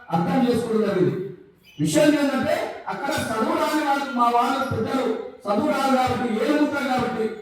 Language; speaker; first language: Telugu; non-native, local second language; Lambadi